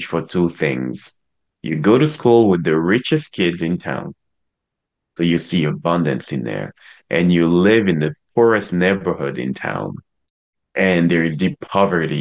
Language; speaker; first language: English; non-native, local second language; French